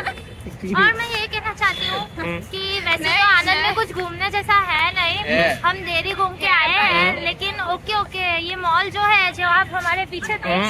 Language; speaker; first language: Hindi; native; Hindi